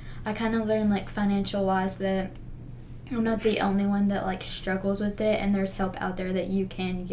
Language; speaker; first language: English; native; English